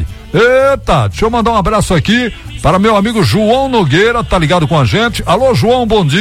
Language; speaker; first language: Portuguese; native; Portuguese